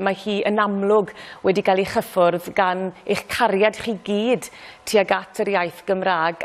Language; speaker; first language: Welsh; native; Welsh